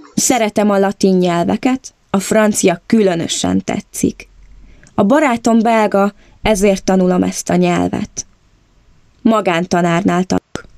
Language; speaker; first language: Hungarian; non-native, learner; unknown